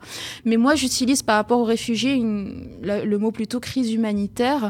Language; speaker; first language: French; non-native, local second language; Arabic